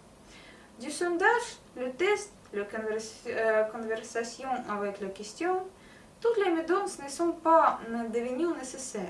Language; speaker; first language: French; non-native, learner; Russian